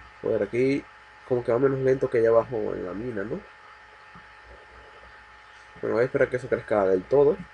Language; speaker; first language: Spanish; native; Spanish